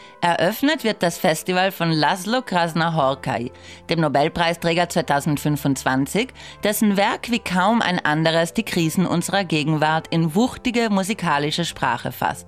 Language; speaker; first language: German; native; German